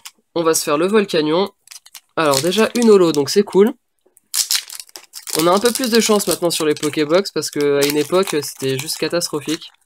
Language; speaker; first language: French; native; French